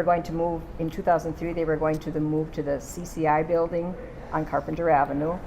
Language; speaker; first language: English; native; English